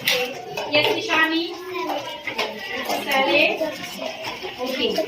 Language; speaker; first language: English; non-native, local second language; Hindi